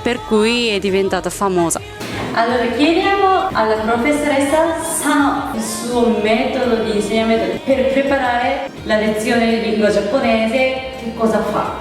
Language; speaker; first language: Italian; non-native, fluent; Japanese